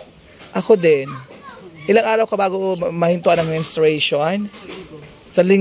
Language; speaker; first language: Filipino; native; Filipino